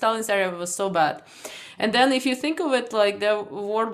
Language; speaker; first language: English; non-native, fluent; Ukrainian